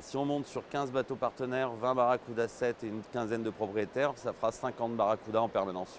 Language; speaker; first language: French; native; French